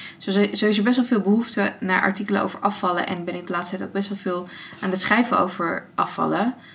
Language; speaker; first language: Dutch; early bilingual, other home language; Armenian